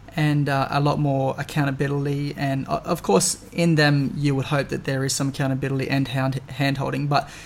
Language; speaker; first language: English; native; English